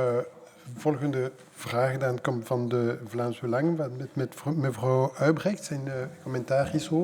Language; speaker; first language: Dutch; non-native, local second language; French